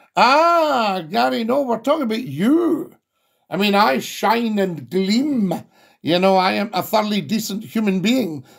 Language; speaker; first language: English; native; English